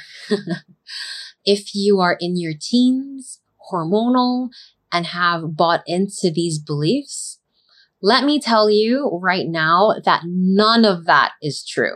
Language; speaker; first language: English; non-native, local second language; Filipino